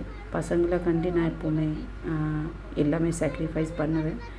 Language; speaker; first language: Tamil; non-native, local second language; Bangla